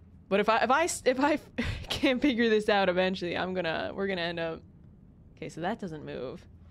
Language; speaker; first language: English; native; English